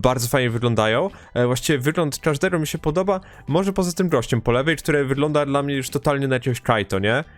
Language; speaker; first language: Polish; native; Polish